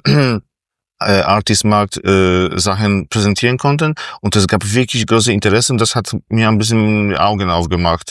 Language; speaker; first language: German; non-native, fluent; Polish